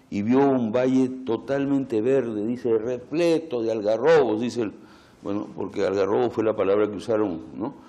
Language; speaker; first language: Spanish; native; Spanish